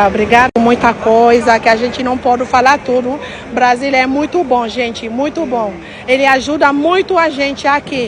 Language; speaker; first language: Portuguese; non-native, learner; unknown